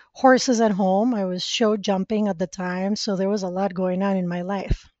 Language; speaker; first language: English; non-native, fluent; Spanish